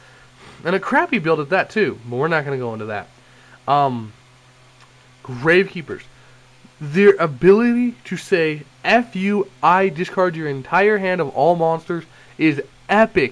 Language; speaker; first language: English; native; English